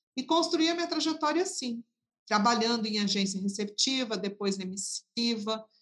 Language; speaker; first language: Portuguese; native; Portuguese